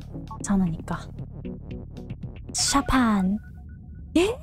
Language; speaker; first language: Korean; native; Korean